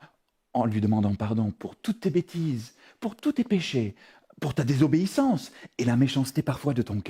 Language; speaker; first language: French; native; French